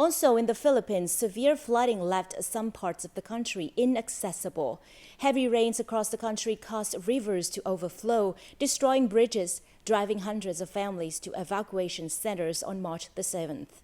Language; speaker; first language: English; non-native, fluent; Vietnamese